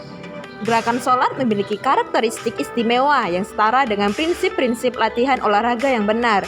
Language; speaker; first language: Indonesian; native; Indonesian